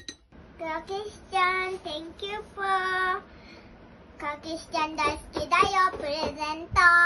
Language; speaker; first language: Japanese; early bilingual, other home language; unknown